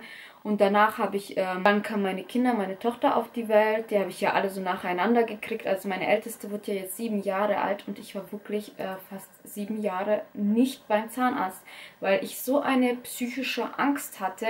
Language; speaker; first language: German; early bilingual, other home language; Russian